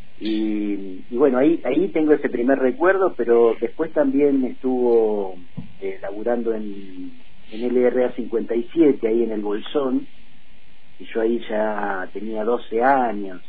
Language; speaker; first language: Spanish; native; Spanish